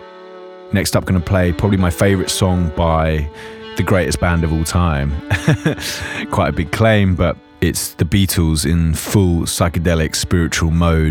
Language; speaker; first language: English; native; English